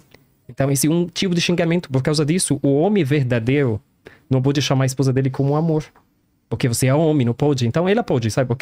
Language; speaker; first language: Portuguese; non-native, learner; Arabic